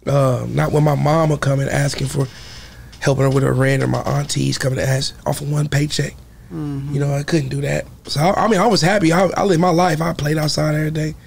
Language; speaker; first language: English; native; English